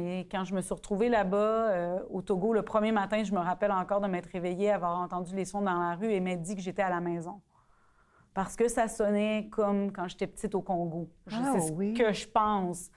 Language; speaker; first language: French; native; French